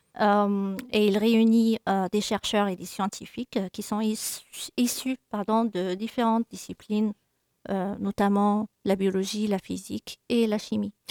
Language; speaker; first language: French; non-native, local second language; Arabic